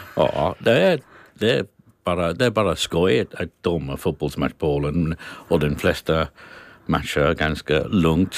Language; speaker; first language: Swedish; non-native, learner; English